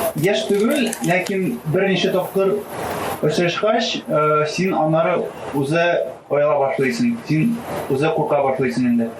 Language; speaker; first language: Tatar; non-native, local second language; Russian